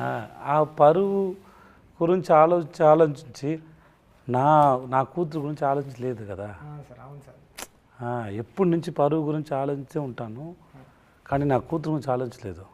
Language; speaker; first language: Telugu; non-native, learner; Tamil